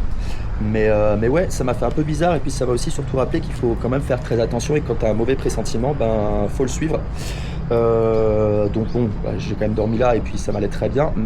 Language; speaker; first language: French; native; French